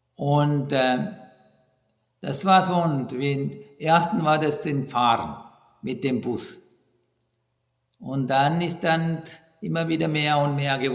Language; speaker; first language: German; non-native, learner; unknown